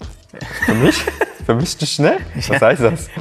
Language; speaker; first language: German; non-native, learner; Korean